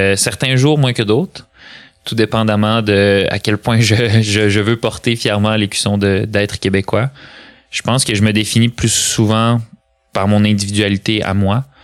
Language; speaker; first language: French; early bilingual, other home language; Arabic